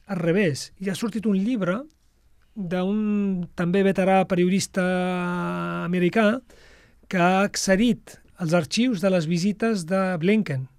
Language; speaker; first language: Catalan; non-native, fluent; Arabic